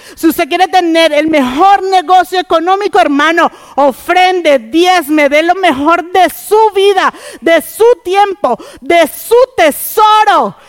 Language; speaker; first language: Spanish; native; Spanish